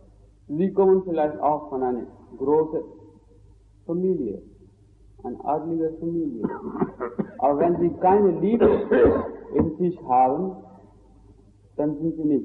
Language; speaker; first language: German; non-native, fluent; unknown